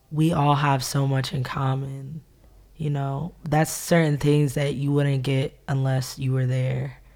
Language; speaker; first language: English; native; English